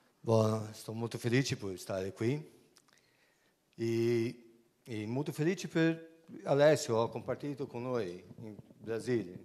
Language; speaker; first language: Italian; non-native, learner; Portuguese